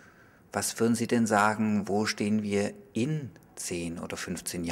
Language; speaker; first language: German; native; German